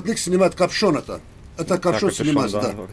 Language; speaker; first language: Russian; non-native, learner; Turkish